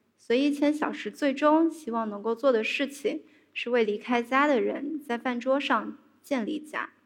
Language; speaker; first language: Chinese; native; Chinese